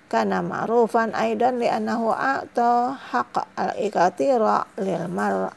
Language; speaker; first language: Arabic; non-native, fluent; Indonesian